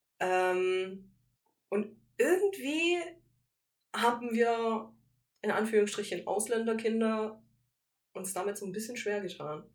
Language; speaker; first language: German; native; German